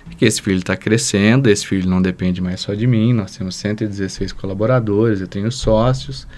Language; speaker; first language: Portuguese; native; Portuguese